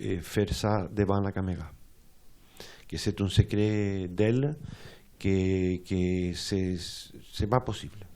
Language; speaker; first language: French; non-native, fluent; Spanish